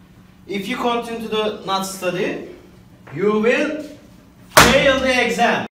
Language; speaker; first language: English; non-native, learner; Turkish